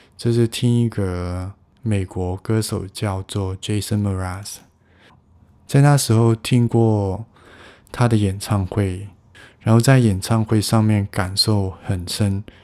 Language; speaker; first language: Chinese; non-native, local second language; Cantonese